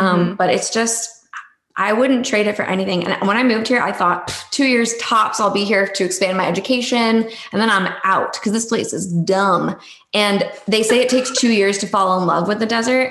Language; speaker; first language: English; native; English